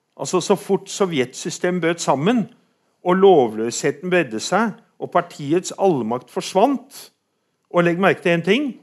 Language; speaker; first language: Norwegian; native; Norwegian